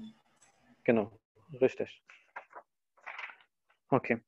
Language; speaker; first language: German; non-native, fluent; Spanish